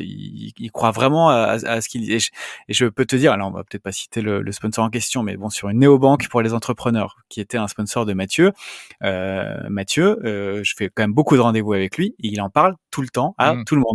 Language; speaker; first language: French; native; French